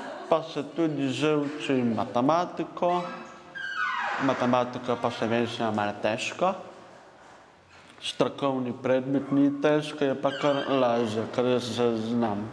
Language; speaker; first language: Slovenian; non-native, local second language; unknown